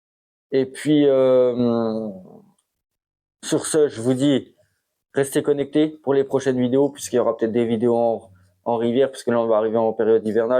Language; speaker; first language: French; native; French